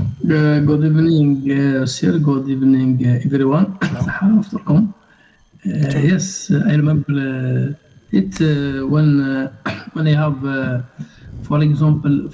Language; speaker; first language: English; non-native, learner; Arabic